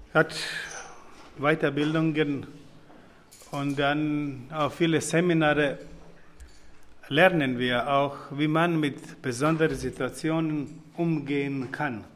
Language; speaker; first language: German; non-native, fluent; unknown